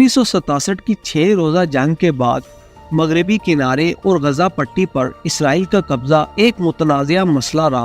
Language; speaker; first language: Urdu; native; Urdu